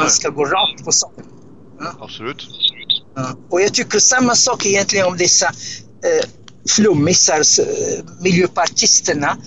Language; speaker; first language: Swedish; non-native, fluent; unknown